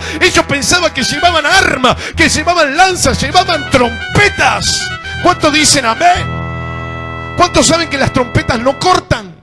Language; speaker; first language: Spanish; native; Spanish